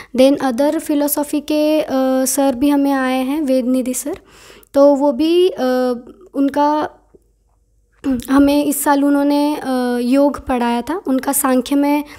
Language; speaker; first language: Hindi; non-native, local second language; Marathi